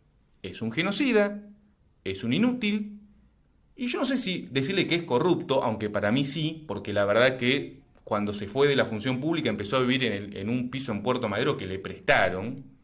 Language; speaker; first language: Spanish; native; Spanish